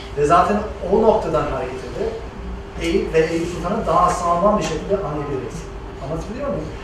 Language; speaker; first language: Turkish; non-native, fluent; English